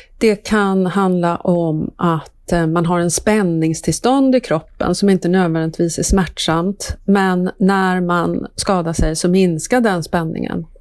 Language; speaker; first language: Swedish; native; Swedish